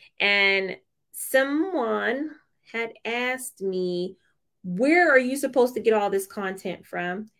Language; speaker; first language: English; native; English